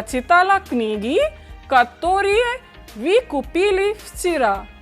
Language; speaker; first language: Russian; non-native, fluent; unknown